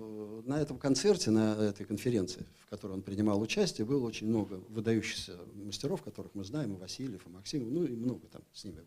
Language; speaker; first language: Russian; native; Russian